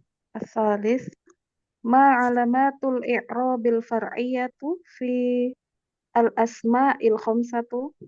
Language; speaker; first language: Arabic; non-native, learner; Indonesian